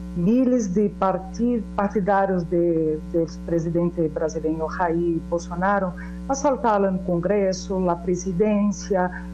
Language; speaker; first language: Spanish; non-native, learner; Portuguese